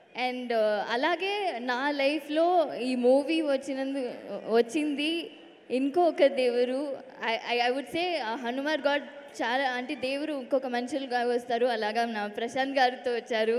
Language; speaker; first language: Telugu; non-native, learner; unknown